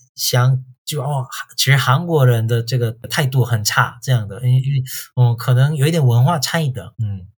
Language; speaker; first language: Chinese; non-native, fluent; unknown